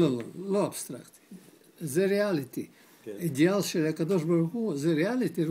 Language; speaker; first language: Hebrew; non-native, learner; Russian